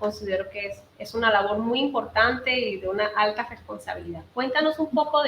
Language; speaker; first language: Spanish; native; Spanish